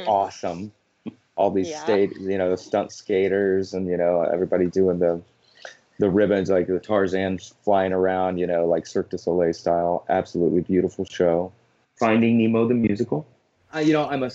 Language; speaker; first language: English; native; English